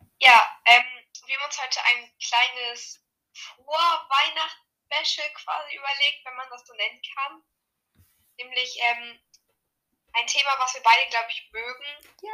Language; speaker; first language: German; native; German